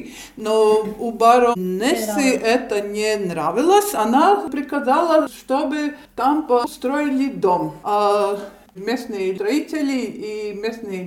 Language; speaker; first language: Russian; non-native, local second language; Latvian